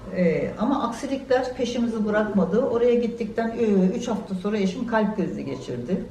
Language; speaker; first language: Turkish; native; Turkish